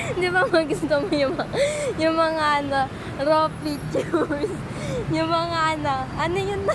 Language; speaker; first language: Filipino; native; Filipino